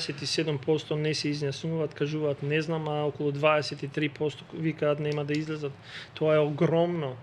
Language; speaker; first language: Macedonian; non-native, local second language; Albanian